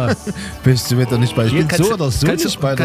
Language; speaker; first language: German; native; German